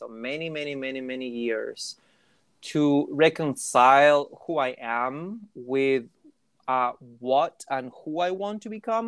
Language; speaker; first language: English; non-native, fluent; Spanish